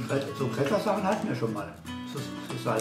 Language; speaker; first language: German; native; German